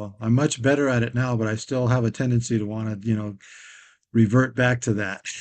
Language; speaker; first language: English; native; English